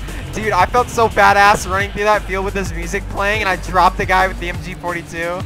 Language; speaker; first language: English; native; English